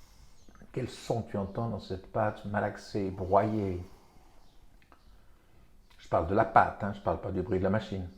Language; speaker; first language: French; native; French